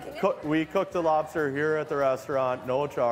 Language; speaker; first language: English; native; English